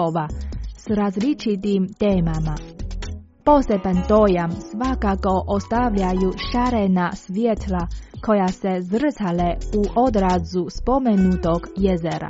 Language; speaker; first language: Croatian; native; Croatian